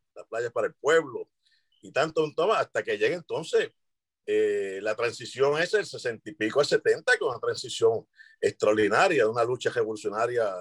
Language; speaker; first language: Spanish; native; Spanish